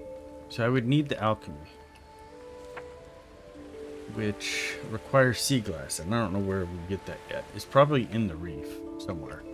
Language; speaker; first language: English; native; English